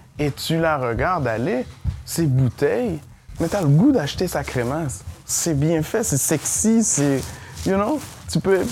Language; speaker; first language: French; early bilingual, other home language; Haitian Creole